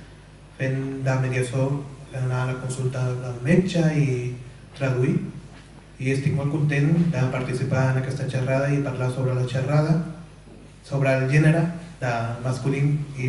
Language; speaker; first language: Catalan; early bilingual, other home language; Urdu